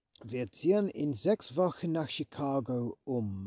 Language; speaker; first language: German; non-native, learner; English